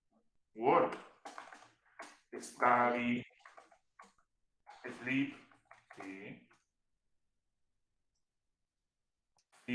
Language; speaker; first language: English; non-native, fluent; Spanish